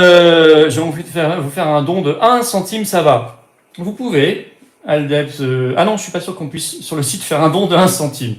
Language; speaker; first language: French; native; French